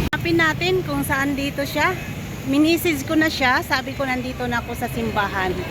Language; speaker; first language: Filipino; non-native, local second language; Cebuano